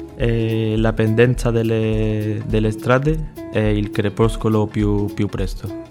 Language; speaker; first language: Italian; non-native, learner; Spanish